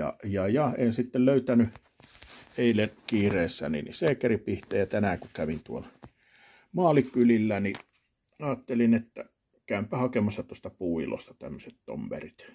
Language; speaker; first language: Finnish; native; Finnish